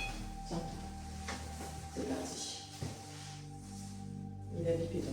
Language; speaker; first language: French; native; French